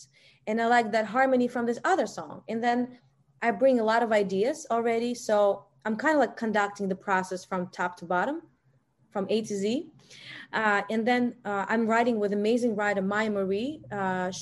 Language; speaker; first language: English; non-native, fluent; Russian